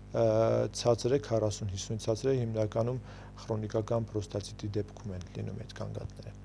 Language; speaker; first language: Armenian; native; Armenian